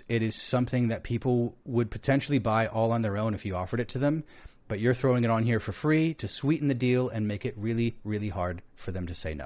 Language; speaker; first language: English; native; English